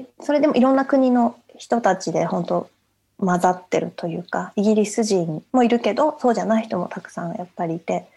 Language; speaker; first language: Japanese; native; Japanese